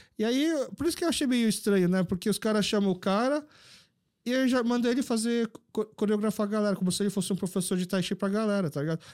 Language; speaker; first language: Portuguese; early bilingual, other home language; Korean